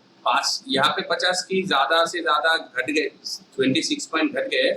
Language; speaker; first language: Hindi; native; Hindi